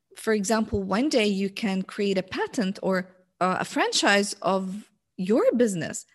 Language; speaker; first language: English; non-native, fluent; Arabic